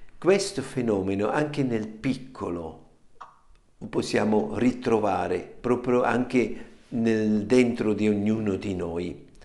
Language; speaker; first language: Italian; non-native, fluent; German